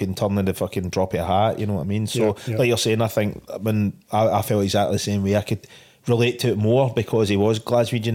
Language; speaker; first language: English; native; English